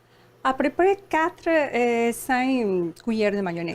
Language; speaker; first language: French; non-native, learner; Spanish